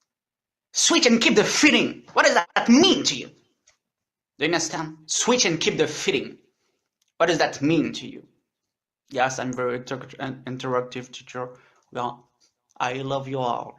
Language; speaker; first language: English; non-native, learner; French